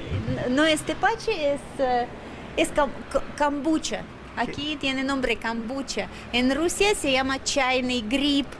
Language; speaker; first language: Spanish; non-native, learner; Russian